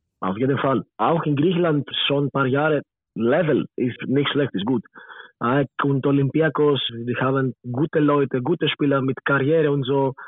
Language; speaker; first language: German; non-native, learner; Greek